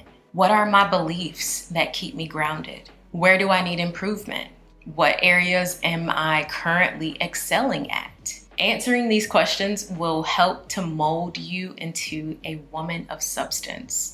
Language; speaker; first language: English; native; English